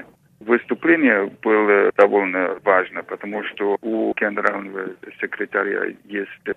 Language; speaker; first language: Russian; non-native, fluent; English